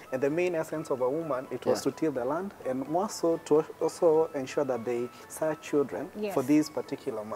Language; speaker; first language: English; non-native, local second language; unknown